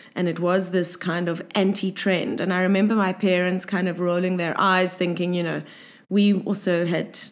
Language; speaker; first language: English; native; English